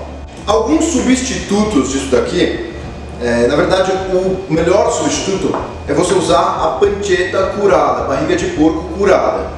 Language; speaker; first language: Portuguese; native; Portuguese